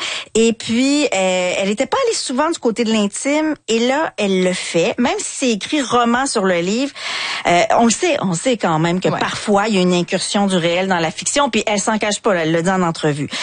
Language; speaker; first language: French; native; French